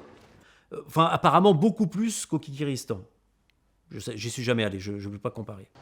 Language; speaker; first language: French; native; French